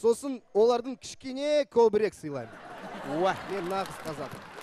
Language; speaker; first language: Kazakh; non-native, local second language; Russian